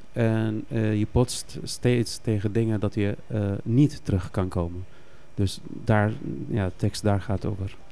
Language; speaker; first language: Dutch; non-native, fluent; Arabic